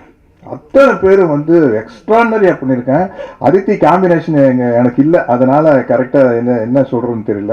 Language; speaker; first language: Tamil; native; Tamil